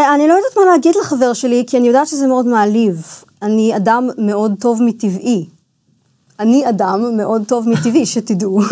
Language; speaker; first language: Hebrew; early bilingual, other home language; English